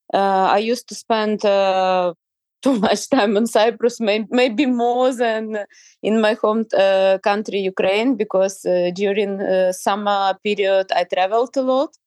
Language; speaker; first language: English; non-native, fluent; Ukrainian